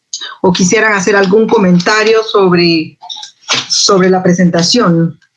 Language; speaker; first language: Spanish; native; Spanish